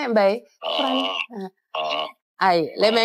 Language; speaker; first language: Cantonese; non-native, fluent; Indonesian